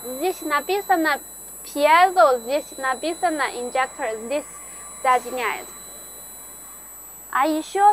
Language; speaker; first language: Russian; non-native, learner; Chinese